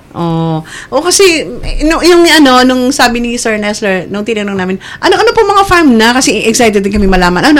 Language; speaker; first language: Filipino; native; Filipino